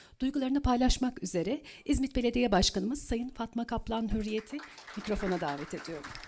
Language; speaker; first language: Turkish; native; Turkish